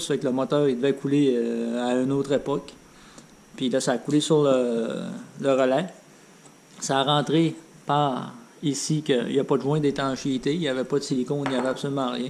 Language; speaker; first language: French; native; French